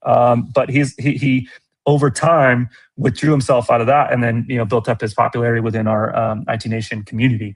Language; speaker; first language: English; native; English